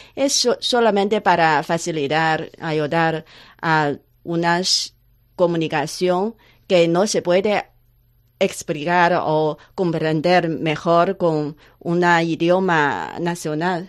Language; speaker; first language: Spanish; non-native, learner; Chinese